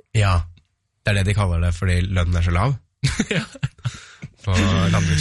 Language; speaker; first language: Norwegian; native; Norwegian